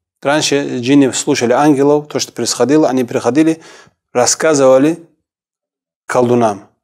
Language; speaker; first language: Russian; non-native, local second language; Kumyk